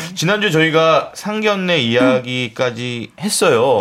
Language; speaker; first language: Korean; native; Korean